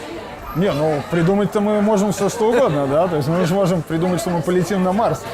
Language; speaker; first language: Russian; native; Russian